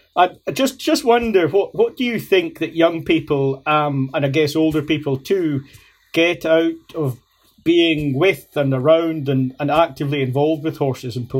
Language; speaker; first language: English; native; English